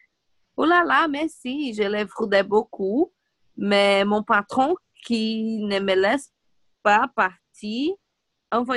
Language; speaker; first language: French; non-native, learner; Portuguese